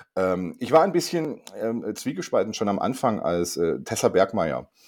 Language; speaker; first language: German; non-native, fluent; Korean